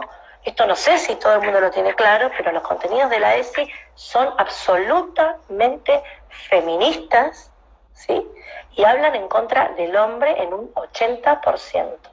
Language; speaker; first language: Spanish; native; Spanish